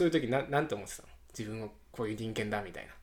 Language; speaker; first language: Japanese; native; Japanese